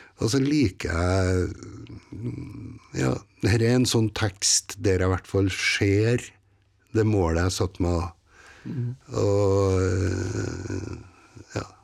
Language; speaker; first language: Norwegian; native; Norwegian